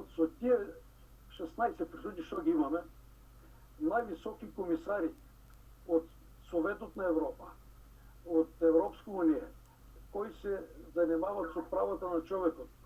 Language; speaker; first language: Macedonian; early bilingual, heritage; Macedonian